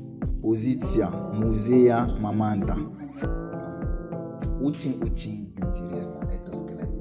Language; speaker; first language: Russian; non-native, learner; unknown